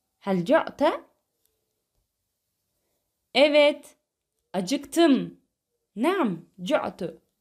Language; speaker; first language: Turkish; non-native, fluent; Arabic